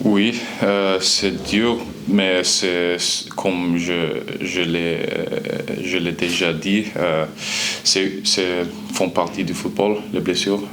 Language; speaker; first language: French; non-native, learner; Swedish